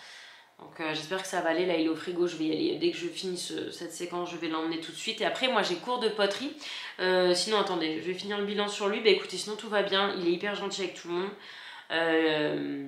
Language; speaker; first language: French; native; French